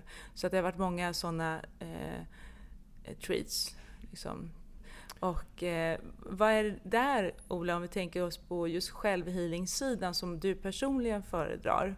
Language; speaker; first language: Swedish; native; Swedish